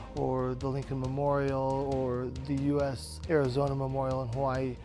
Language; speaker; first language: English; native; English